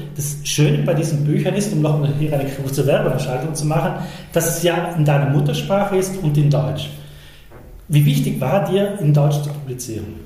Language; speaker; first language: German; native; German